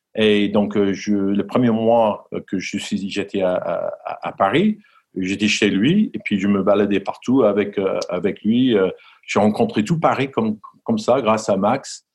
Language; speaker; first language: French; non-native, fluent; English